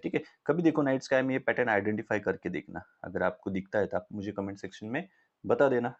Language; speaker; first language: Hindi; non-native, local second language; Marathi